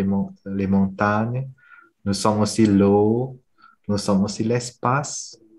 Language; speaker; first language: French; non-native, fluent; Vietnamese